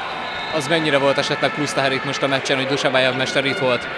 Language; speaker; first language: Hungarian; native; Hungarian